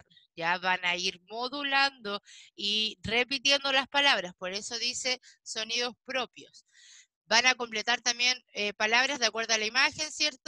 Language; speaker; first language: Spanish; native; Spanish